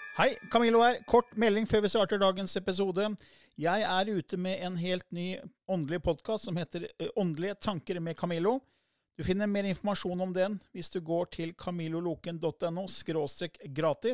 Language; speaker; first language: Norwegian; native; Norwegian